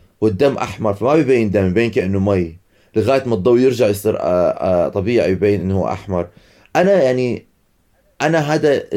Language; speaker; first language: Arabic; native; Arabic